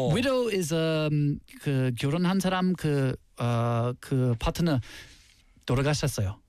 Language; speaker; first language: Korean; non-native, learner; English